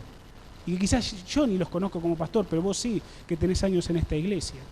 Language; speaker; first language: Spanish; native; Spanish